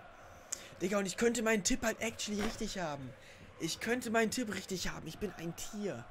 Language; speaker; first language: German; native; German